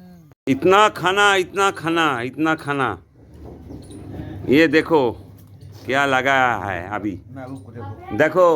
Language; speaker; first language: Hindi; non-native, local second language; Bangla